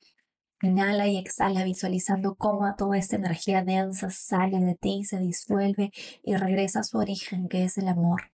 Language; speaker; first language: Spanish; native; Spanish